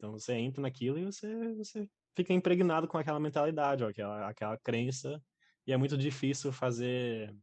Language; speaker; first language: Portuguese; non-native, fluent; English